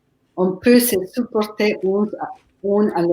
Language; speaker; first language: French; non-native, fluent; Spanish